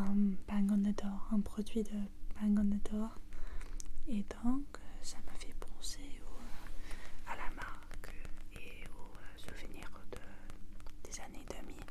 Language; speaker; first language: French; non-native, learner; English